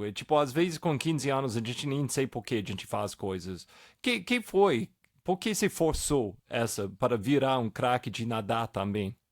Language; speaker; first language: Portuguese; non-native, fluent; English